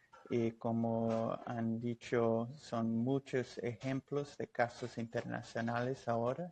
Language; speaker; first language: Spanish; non-native, fluent; Portuguese